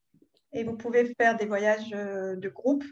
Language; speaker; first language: French; native; French